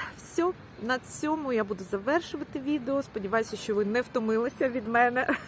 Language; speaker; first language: Ukrainian; non-native, local second language; Russian